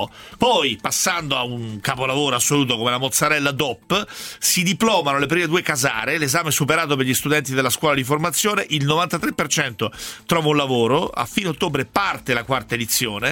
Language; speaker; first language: Italian; native; Italian